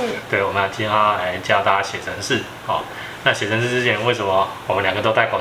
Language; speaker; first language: Chinese; native; Chinese